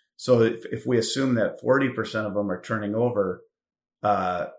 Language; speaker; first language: English; native; English